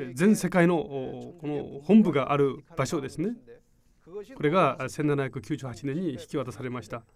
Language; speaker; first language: Japanese; non-native, fluent; Korean